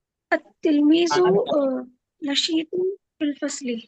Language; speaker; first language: Arabic; non-native, learner; Urdu